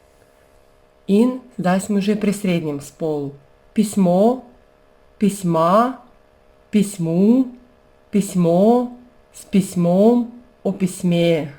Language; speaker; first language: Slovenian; non-native, fluent; Russian